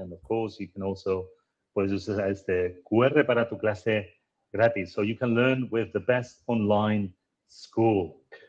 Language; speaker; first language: English; non-native, fluent; Spanish